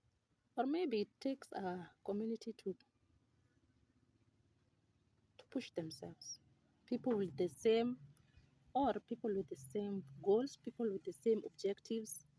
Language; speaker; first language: English; non-native, local second language; Swahili